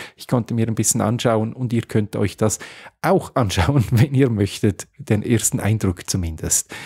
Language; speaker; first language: German; native; German